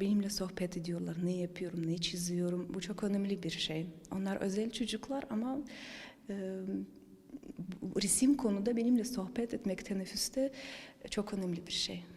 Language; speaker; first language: Turkish; non-native, fluent; Russian